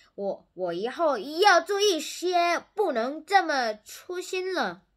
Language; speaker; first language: Chinese; non-native, learner; English